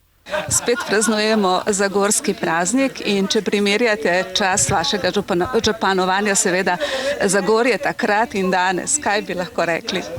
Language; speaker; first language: Slovenian; native; Slovenian